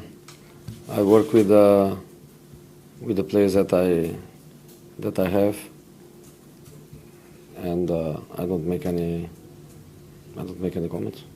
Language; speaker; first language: English; non-native, fluent; Portuguese